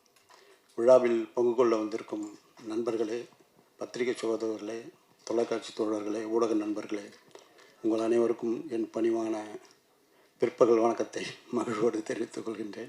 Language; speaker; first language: Tamil; native; Tamil